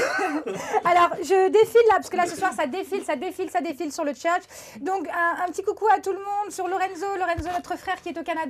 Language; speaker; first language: French; native; French